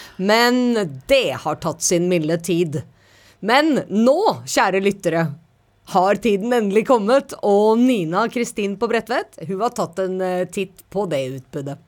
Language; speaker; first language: Norwegian; native; Norwegian